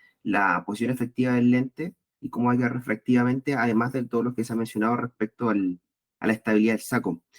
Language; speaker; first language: Spanish; native; Spanish